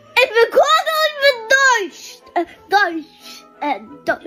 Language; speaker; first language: German; early bilingual, other home language; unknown